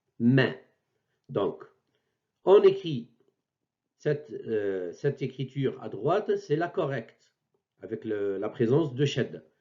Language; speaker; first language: French; non-native, local second language; Arabic